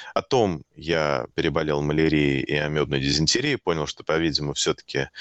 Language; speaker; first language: Russian; native; Russian